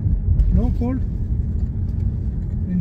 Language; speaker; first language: English; non-native, learner; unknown